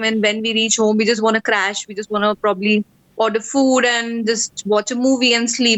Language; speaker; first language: English; non-native, local second language; Hindi